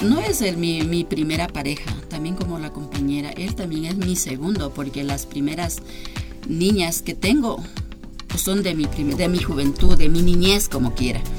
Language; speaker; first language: Spanish; native; Spanish